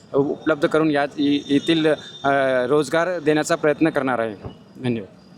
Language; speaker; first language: Marathi; non-native, local second language; Hindi